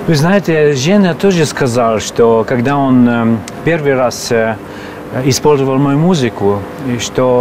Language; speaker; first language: Russian; non-native, fluent; Hungarian